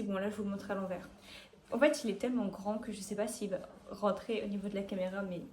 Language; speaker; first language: French; native; French